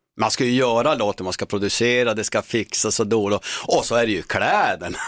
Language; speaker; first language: Swedish; native; Swedish